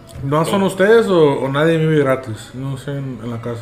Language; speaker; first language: Spanish; early bilingual, heritage; Spanish